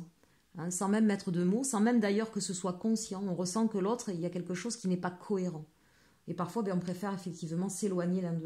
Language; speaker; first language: French; native; French